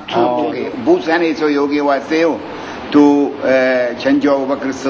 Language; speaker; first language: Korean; non-native, learner; Arabic